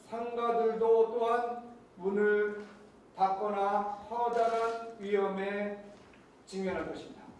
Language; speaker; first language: Korean; native; Korean